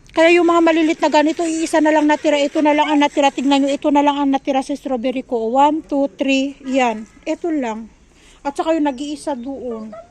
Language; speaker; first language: Filipino; non-native, local second language; Iloko